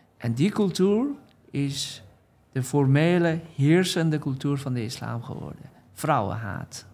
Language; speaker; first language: Dutch; non-native, fluent; Persian